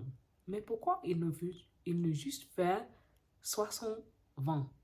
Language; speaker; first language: French; non-native, learner; English